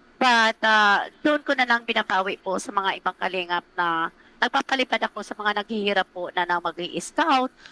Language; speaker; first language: Filipino; non-native, local second language; Cebuano